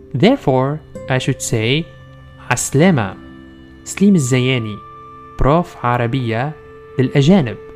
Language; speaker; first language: English; non-native, fluent; Arabic